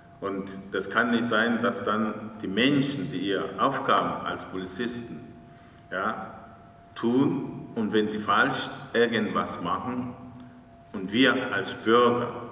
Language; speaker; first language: German; non-native, fluent; Portuguese